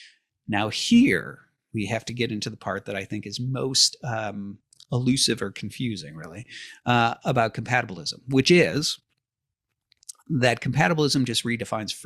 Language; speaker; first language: English; native; English